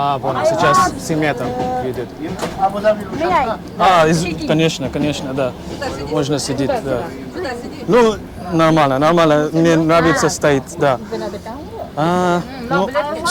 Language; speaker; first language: Russian; non-native, learner; English